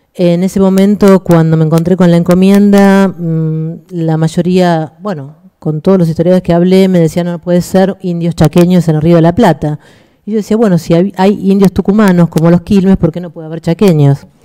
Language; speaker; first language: Spanish; native; Spanish